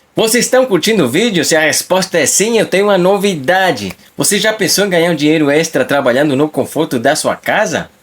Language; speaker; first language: Portuguese; non-native, fluent; Spanish